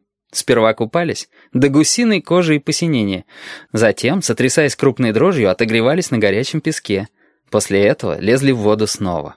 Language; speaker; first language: Russian; native; Russian